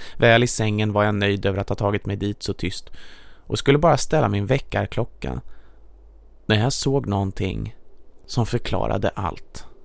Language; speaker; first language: Swedish; native; Swedish